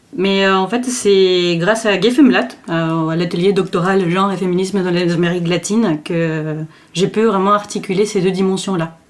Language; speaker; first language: French; non-native, fluent; Spanish